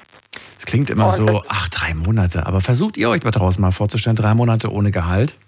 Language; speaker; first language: German; native; German